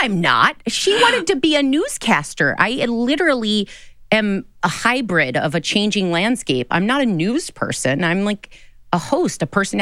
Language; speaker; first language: English; native; English